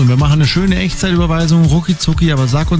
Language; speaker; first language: German; native; German